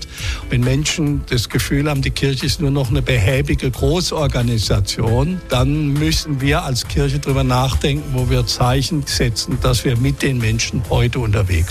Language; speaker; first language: German; native; German